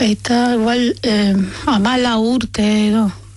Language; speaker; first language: Basque; non-native, fluent; Arabic